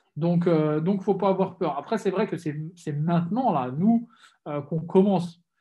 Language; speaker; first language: French; native; French